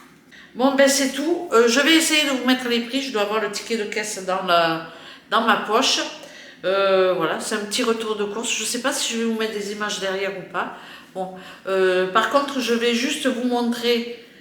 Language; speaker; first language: French; native; French